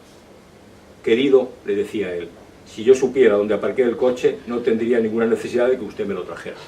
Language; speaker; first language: Spanish; native; Spanish